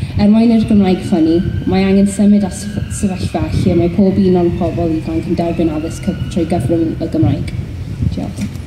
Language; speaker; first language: Welsh; non-native, local second language; English